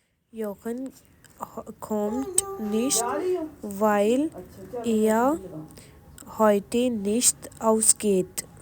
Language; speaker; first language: German; non-native, fluent; Urdu